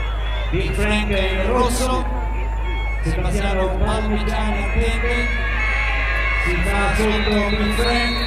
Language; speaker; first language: Italian; native; Italian